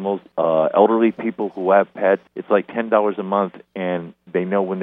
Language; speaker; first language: English; native; English